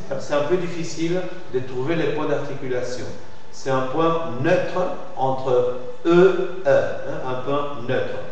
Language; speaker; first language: French; non-native, fluent; Spanish